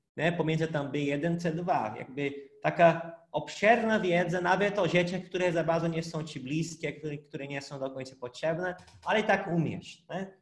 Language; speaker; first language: Polish; non-native, fluent; Portuguese